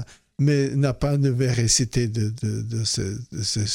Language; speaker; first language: French; non-native, fluent; Portuguese